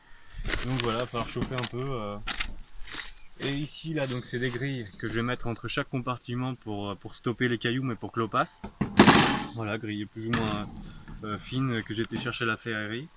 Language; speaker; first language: French; native; French